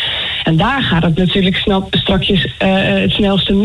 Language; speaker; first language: Dutch; native; Dutch